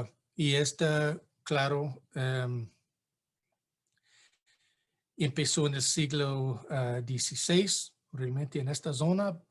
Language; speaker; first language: Spanish; non-native, fluent; English